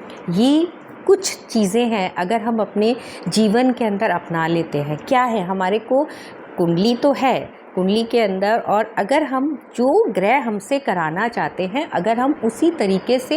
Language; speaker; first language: Hindi; native; Hindi